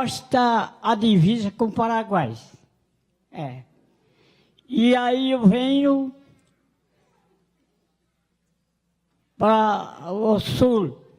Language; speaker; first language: Portuguese; non-native, local second language; Guarani